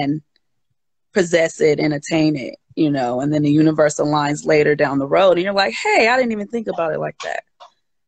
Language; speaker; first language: English; native; English